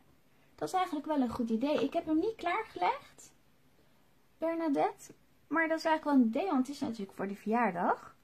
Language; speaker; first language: Dutch; native; Dutch